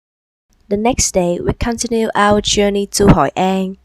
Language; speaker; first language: English; non-native, learner; Vietnamese